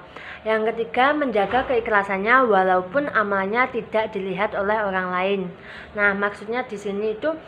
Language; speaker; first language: Indonesian; native; Indonesian